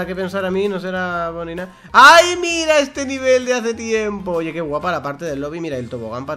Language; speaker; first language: Spanish; native; Spanish